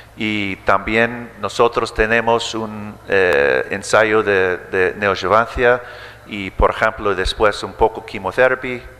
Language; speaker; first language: Spanish; early bilingual, heritage; English